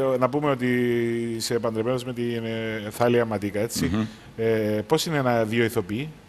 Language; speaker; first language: Greek; native; Greek